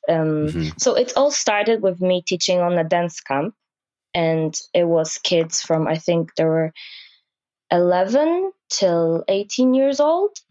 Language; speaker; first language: English; non-native, fluent; Polish